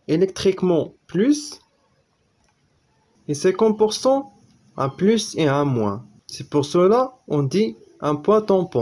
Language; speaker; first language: French; non-native, local second language; Arabic